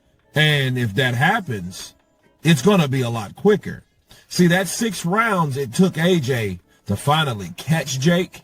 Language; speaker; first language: English; native; English